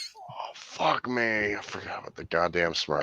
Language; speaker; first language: English; native; English